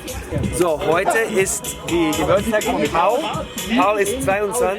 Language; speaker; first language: German; non-native, learner; English